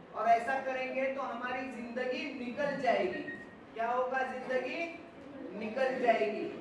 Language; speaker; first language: Hindi; non-native, local second language; Marathi